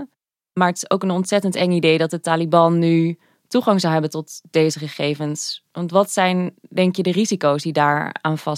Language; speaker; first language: Dutch; native; Dutch